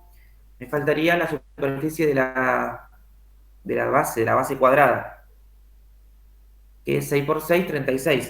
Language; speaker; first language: Spanish; native; Spanish